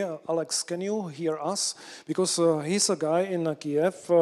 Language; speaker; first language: English; non-native, fluent; Czech